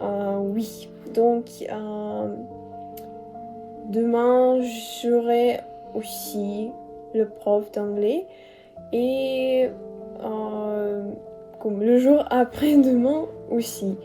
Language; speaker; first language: French; non-native, learner; Russian